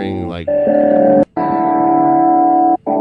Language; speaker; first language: English; native; English